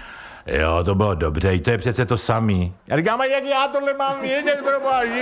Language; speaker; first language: Czech; native; Czech